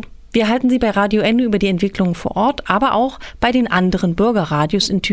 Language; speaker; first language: German; native; German